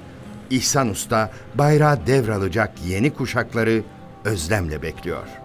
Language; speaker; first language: Turkish; native; Turkish